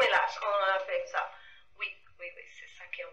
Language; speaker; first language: French; non-native, fluent; Spanish